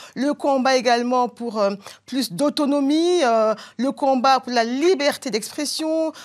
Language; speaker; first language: French; non-native, local second language; Bambara